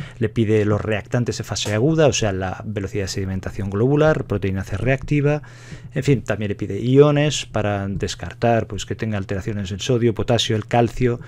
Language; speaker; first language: Spanish; native; Spanish